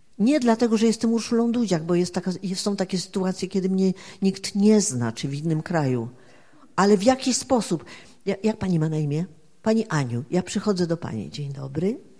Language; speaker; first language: Polish; native; Polish